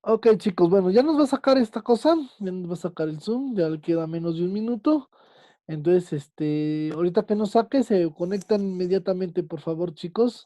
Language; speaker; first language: Spanish; native; Spanish